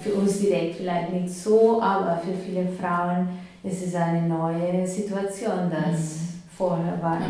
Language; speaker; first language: German; non-native, fluent; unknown